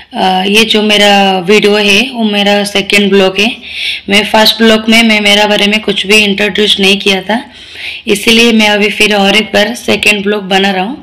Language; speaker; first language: Hindi; non-native, local second language; Odia